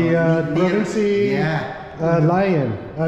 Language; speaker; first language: Indonesian; non-native, learner; English